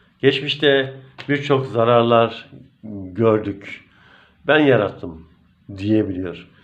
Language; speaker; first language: Turkish; native; Turkish